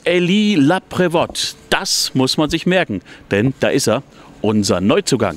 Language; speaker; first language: German; native; German